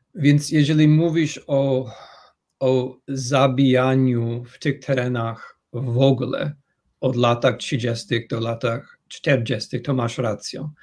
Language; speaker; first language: Polish; non-native, fluent; English